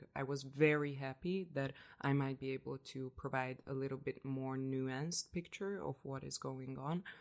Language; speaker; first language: English; non-native, fluent; Hungarian